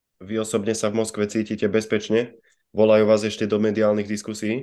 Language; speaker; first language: Czech; native; Czech